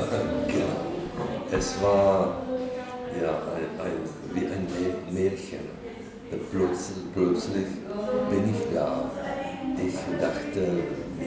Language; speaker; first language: German; non-native, learner; Czech